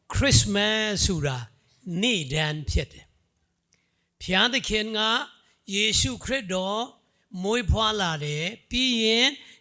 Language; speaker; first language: Burmese; non-native, local second language; Hakha Chin